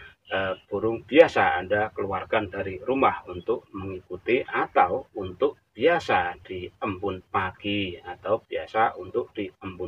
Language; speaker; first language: Indonesian; native; Indonesian